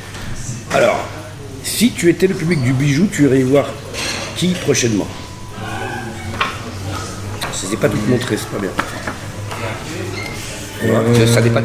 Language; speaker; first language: French; native; French